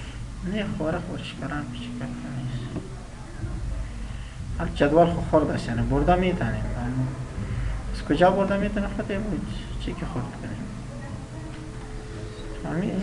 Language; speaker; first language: Persian; non-native, local second language; Pashto